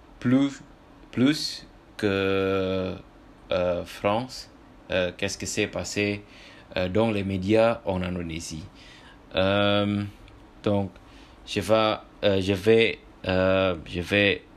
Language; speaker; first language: French; non-native, learner; Indonesian